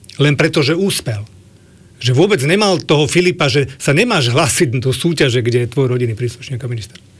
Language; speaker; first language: Slovak; native; Slovak